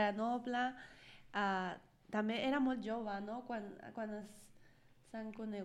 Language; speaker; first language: Catalan; non-native, learner; Spanish